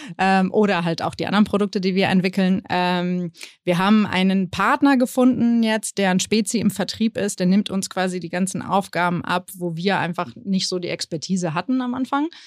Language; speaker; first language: German; early bilingual, other home language; Spanish